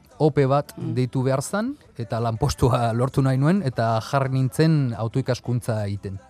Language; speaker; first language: Basque; non-native, local second language; Spanish